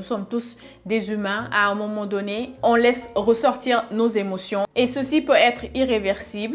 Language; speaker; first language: French; non-native, local second language; Wolof